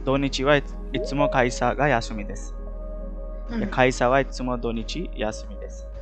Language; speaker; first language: Japanese; non-native, fluent; Hindi